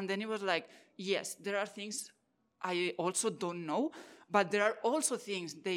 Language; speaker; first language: English; non-native, fluent; Catalan